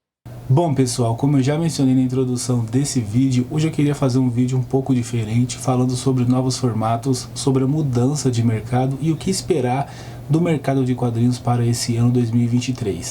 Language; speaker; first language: Portuguese; native; Portuguese